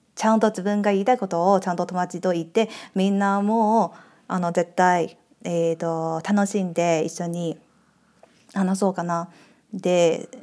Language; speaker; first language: Japanese; non-native, fluent; Chinese